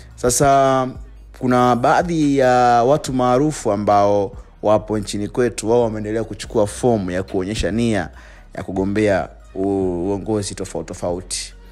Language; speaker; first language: Swahili; native; Swahili